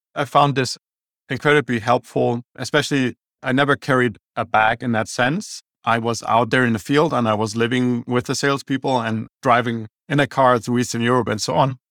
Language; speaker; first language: English; non-native, fluent; German